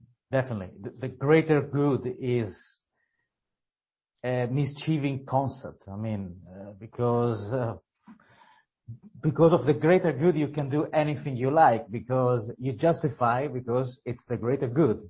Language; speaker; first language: English; non-native, fluent; Italian